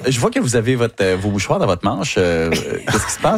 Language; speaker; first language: French; native; French